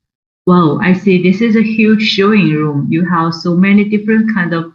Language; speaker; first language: English; non-native, learner; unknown